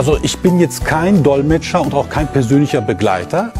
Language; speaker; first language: German; non-native, fluent; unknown